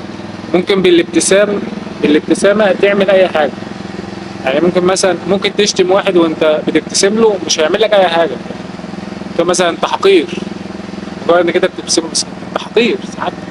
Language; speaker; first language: Arabic; native; Arabic